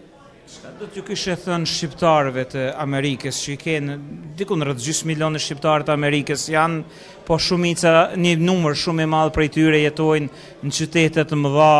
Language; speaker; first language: Albanian; native; Albanian